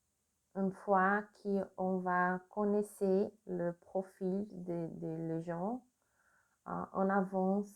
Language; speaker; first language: French; non-native, learner; Portuguese